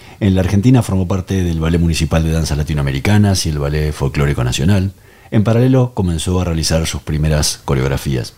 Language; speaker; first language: Spanish; native; Spanish